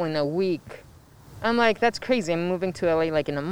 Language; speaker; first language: English; non-native, fluent; Spanish